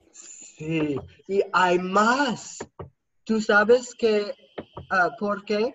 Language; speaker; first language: Spanish; non-native, fluent; English